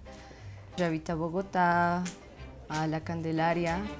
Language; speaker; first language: French; non-native, fluent; Spanish